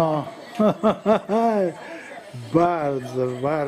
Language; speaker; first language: Polish; non-native, learner; Russian